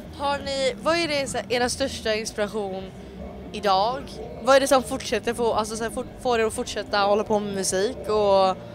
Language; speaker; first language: Swedish; native; Swedish